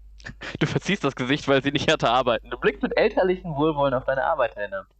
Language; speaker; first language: German; native; German